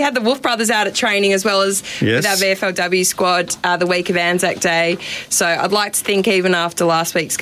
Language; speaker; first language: English; native; English